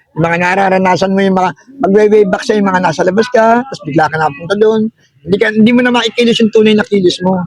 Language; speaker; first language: Filipino; native; Filipino